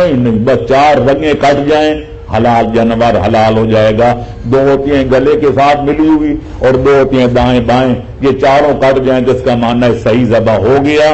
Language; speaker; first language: Urdu; non-native, local second language; Punjabi